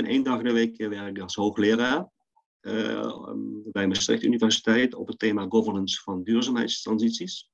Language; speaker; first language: Dutch; native; Dutch